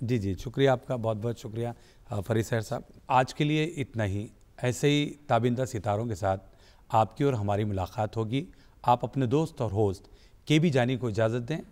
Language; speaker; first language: Urdu; native; Urdu